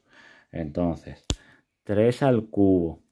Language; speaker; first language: Spanish; native; Spanish